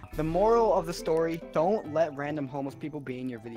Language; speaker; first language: English; native; English